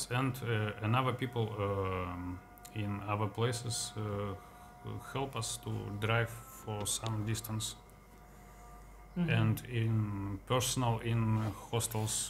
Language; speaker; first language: English; non-native, learner; Russian